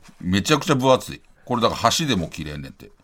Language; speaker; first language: Japanese; native; Japanese